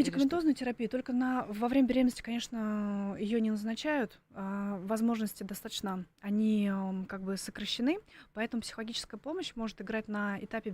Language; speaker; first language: Russian; native; Russian